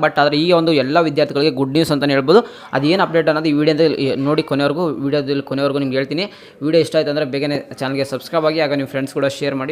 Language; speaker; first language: Kannada; native; Kannada